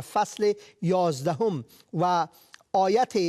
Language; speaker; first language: Persian; native; Persian